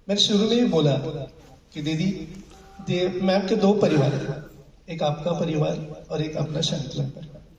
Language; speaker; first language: Hindi; non-native, local second language; Marathi